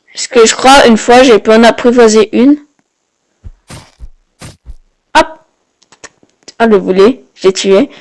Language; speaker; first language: French; native; French